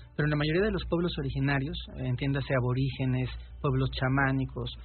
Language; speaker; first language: Spanish; native; Spanish